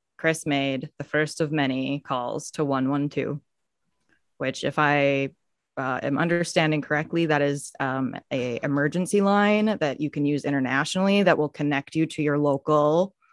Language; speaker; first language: English; native; English